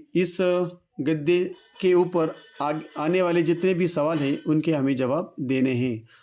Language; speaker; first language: Hindi; non-native, local second language; Marathi